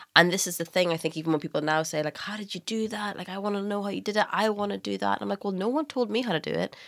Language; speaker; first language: English; native; English